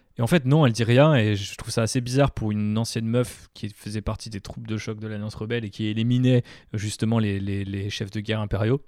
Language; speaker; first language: French; native; French